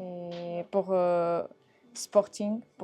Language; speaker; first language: French; non-native, learner; Russian